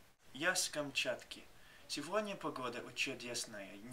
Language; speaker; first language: Russian; non-native, learner; English